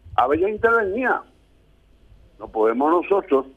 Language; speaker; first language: Spanish; native; Spanish